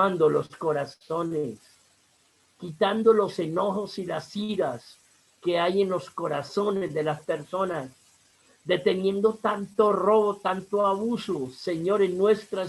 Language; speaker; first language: Spanish; native; Spanish